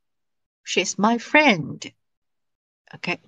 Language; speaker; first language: English; non-native, fluent; Chinese